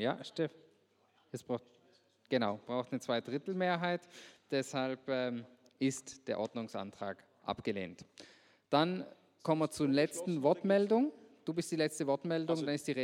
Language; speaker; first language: German; native; German